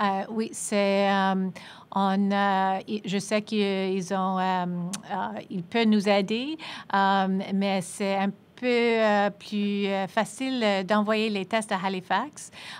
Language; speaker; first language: French; non-native, fluent; English